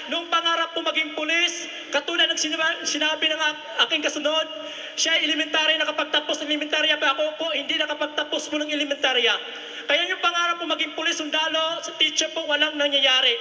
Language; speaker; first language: Filipino; non-native, local second language; Cebuano